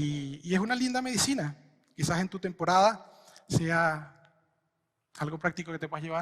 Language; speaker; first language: Spanish; native; Spanish